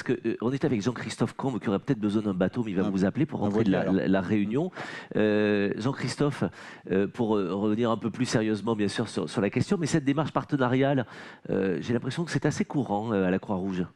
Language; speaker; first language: French; native; French